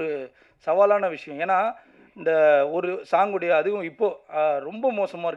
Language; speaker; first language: Tamil; native; Tamil